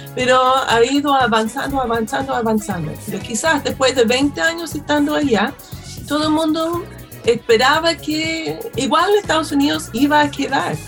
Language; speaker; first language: Spanish; non-native, fluent; English